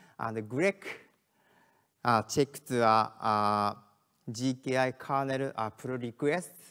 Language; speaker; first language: English; non-native, learner; Japanese